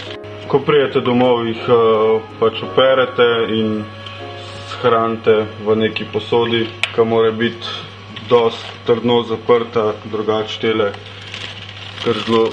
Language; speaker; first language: Slovenian; native; Slovenian